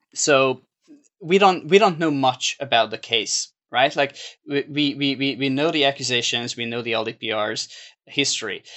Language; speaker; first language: English; non-native, fluent; Hungarian